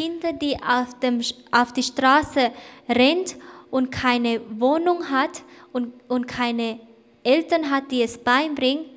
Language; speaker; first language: German; non-native, fluent; Thai